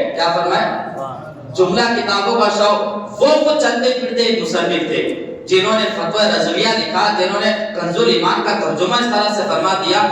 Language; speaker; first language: Urdu; native; Urdu